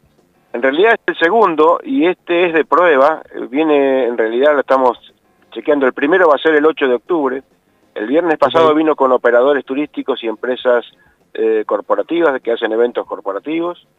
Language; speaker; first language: Spanish; native; Spanish